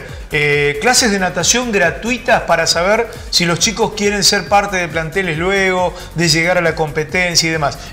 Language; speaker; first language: Spanish; native; Spanish